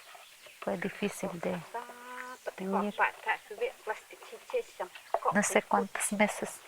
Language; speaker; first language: Spanish; non-native, local second language; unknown